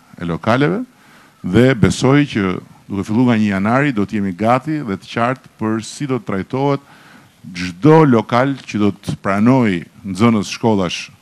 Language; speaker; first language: Albanian; native; Albanian